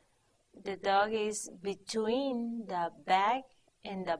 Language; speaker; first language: English; non-native, learner; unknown